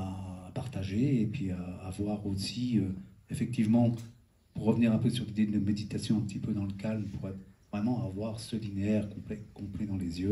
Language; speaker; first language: French; native; French